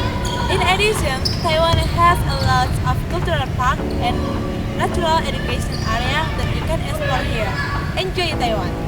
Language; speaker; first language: English; non-native, learner; Indonesian